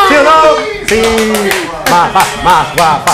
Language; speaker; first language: Spanish; native; Spanish